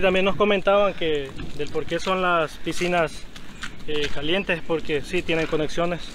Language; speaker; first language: Spanish; native; Spanish